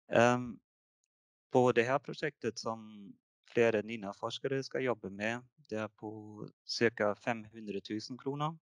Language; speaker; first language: Norwegian; non-native, fluent; German